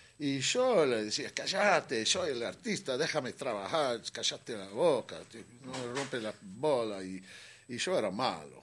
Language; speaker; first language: Spanish; non-native, fluent; English